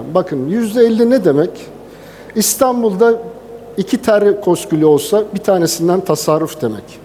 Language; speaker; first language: Turkish; native; Turkish